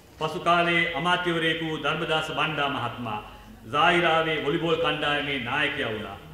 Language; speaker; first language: Sinhala; non-native, local second language; Tamil